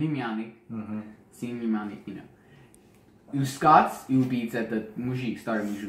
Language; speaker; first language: Russian; non-native, learner; English